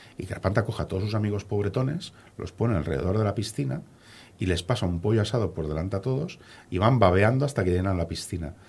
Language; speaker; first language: Spanish; native; Spanish